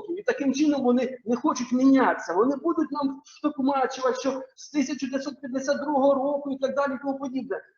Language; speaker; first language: Ukrainian; native; Ukrainian